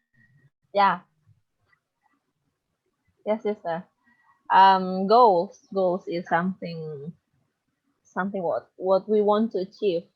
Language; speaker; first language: English; non-native, learner; Indonesian